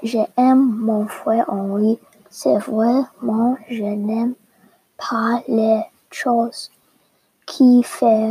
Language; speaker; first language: French; non-native, learner; English